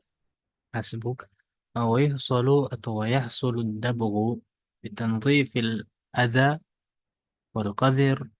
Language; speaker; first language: Arabic; non-native, fluent; Indonesian